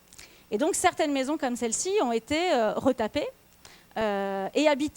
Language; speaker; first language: French; native; French